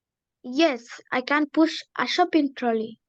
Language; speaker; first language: English; non-native, learner; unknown